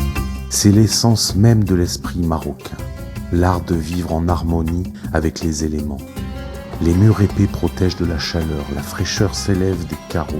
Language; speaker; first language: French; native; French